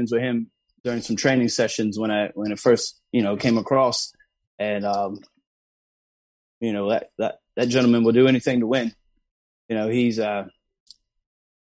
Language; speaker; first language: English; native; English